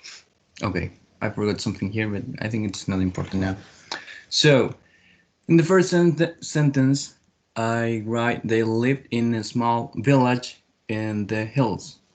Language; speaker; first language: English; non-native, learner; Spanish